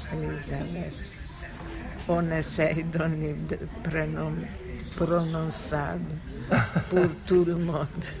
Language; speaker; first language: French; non-native, fluent; Hungarian